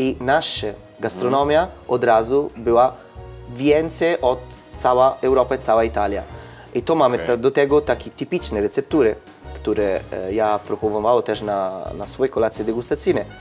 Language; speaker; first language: Polish; non-native, learner; Italian